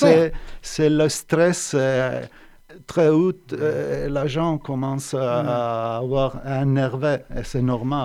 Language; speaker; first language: French; non-native, fluent; Italian